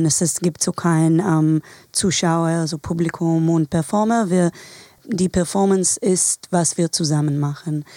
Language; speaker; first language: German; non-native, fluent; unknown